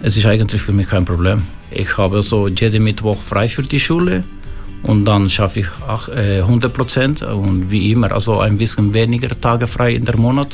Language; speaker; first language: German; non-native, local second language; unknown